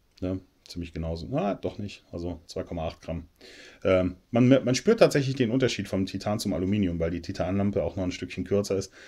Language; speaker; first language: German; native; German